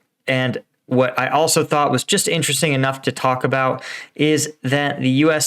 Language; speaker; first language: English; native; English